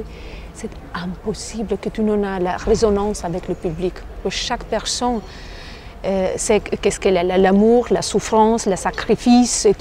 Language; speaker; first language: French; non-native, fluent; Albanian